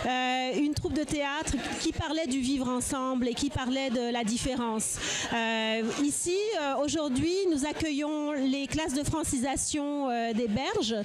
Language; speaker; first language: French; native; French